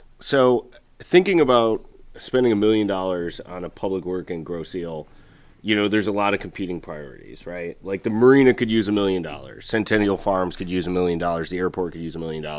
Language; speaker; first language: English; native; English